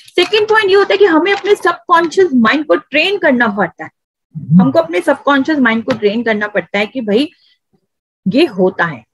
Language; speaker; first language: Hindi; native; Hindi